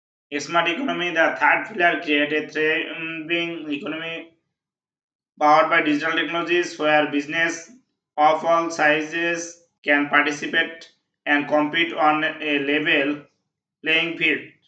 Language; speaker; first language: English; non-native, local second language; Bangla